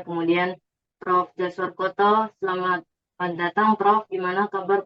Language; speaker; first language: Indonesian; native; Indonesian